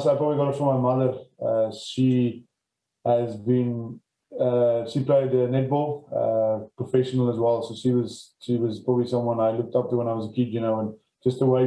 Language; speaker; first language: English; non-native, local second language; Afrikaans